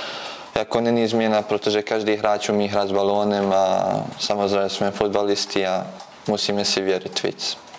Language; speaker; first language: Czech; non-native, fluent; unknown